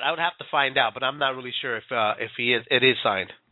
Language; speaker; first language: English; early bilingual, other home language; Spanish